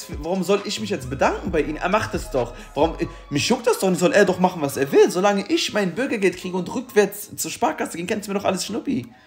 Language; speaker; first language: German; early bilingual, other home language; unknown